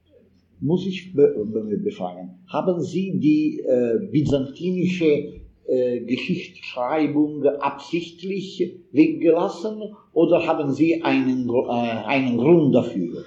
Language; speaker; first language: German; non-native, fluent; Italian